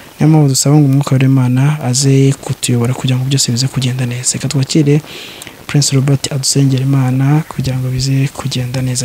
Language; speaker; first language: Kinyarwanda; native; Kinyarwanda